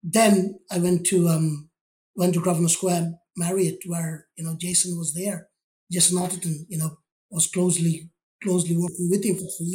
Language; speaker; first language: English; non-native, local second language; Bangla